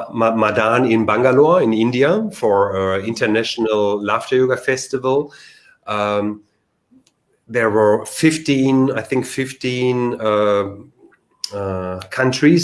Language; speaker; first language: English; non-native, learner; German